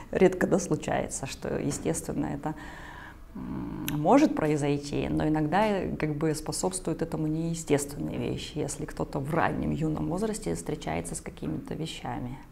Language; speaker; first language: Russian; native; Russian